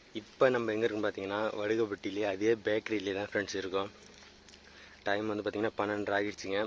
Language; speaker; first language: Tamil; native; Tamil